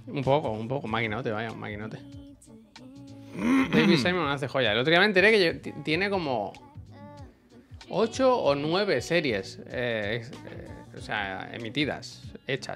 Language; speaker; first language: Spanish; native; Spanish